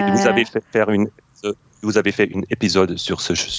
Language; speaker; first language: French; non-native, fluent; German